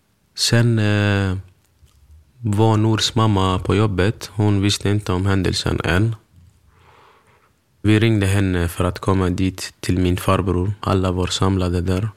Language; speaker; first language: Swedish; early bilingual, other home language; Kurdish